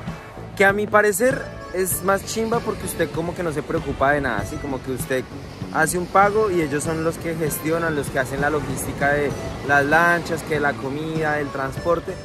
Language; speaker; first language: Spanish; native; Spanish